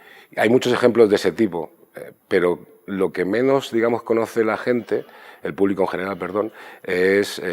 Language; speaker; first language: Spanish; native; Spanish